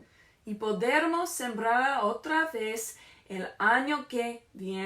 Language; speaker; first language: Spanish; non-native, fluent; English